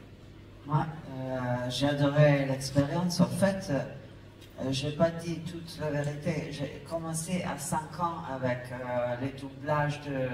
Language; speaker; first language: French; non-native, fluent; Italian